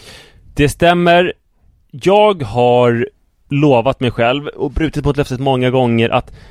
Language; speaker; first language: Swedish; native; Swedish